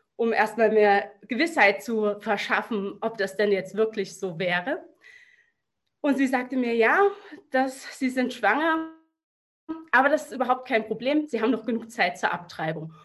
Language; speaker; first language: German; native; German